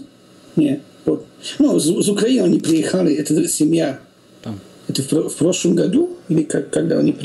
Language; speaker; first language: Russian; non-native, learner; Polish